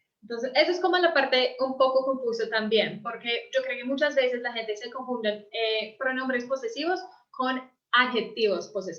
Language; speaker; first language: Spanish; early bilingual, heritage; English